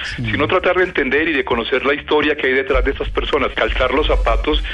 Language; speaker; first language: Spanish; native; Spanish